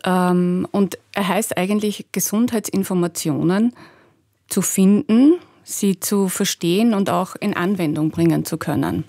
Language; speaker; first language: German; native; German